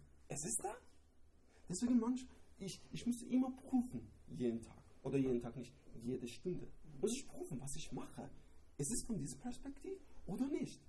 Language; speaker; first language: German; non-native, learner; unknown